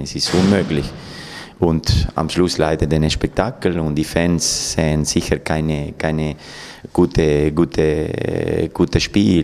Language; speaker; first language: German; non-native, fluent; Spanish